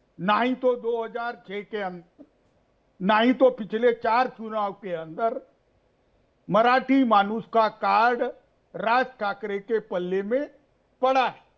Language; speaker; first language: Hindi; non-native, local second language; Marathi